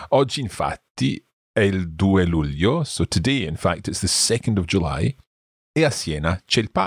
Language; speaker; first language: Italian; non-native, fluent; English